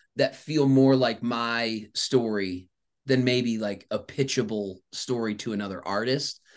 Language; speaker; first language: English; native; English